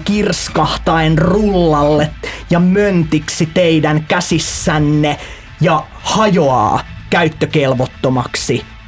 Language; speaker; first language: Finnish; native; Finnish